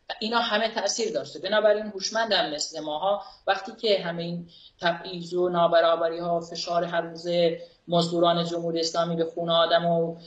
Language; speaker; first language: Persian; non-native, local second language; Kurdish